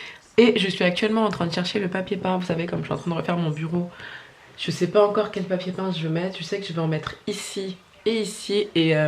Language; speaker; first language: French; native; French